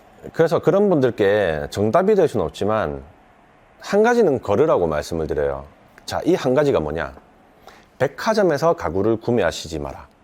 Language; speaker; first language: Korean; native; Korean